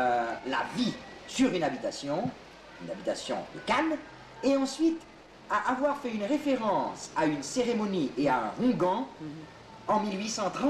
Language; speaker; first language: French; native; French